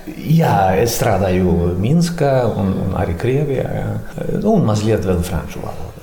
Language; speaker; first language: Latvian; non-native, fluent; Swedish